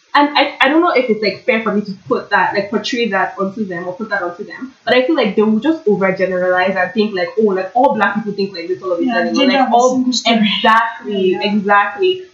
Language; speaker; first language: English; non-native, local second language; Yoruba